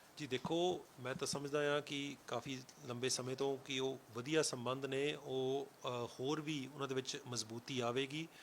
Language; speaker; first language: Punjabi; early bilingual, heritage; Punjabi